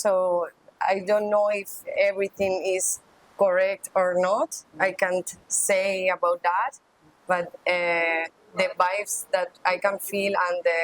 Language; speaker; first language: English; non-native, learner; Spanish